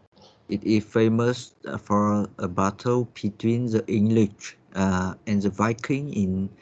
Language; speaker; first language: English; non-native, learner; Vietnamese